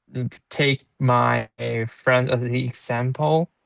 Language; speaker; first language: English; non-native, learner; Chinese